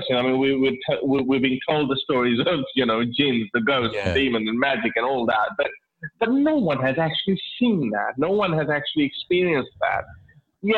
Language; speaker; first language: English; non-native, local second language; Urdu